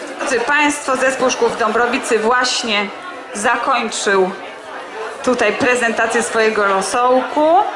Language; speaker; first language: Polish; native; Polish